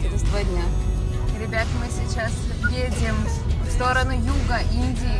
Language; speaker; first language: Russian; native; Russian